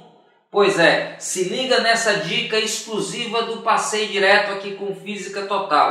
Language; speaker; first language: Portuguese; native; Portuguese